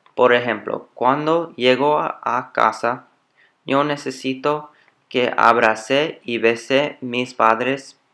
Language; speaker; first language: Spanish; non-native, learner; English